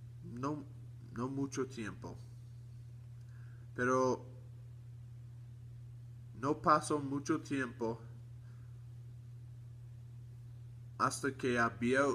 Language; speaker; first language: Spanish; non-native, learner; English